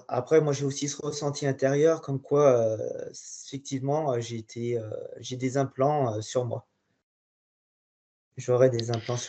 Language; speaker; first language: French; native; French